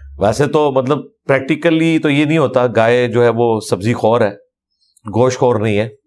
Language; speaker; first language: Urdu; non-native, local second language; Punjabi